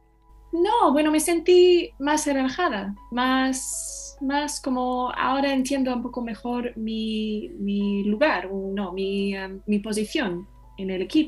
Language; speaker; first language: Spanish; non-native, fluent; English